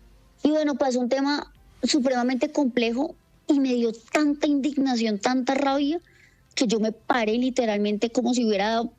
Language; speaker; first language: Spanish; native; Spanish